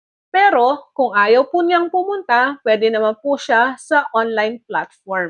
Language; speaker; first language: Filipino; native; Filipino